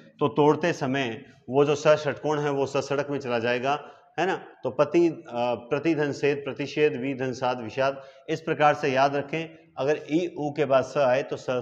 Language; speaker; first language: Hindi; native; Hindi